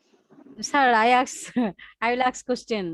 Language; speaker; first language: English; non-native, learner; Bangla